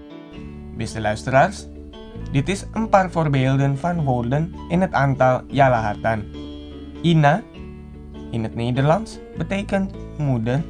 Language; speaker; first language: Dutch; non-native, fluent; Indonesian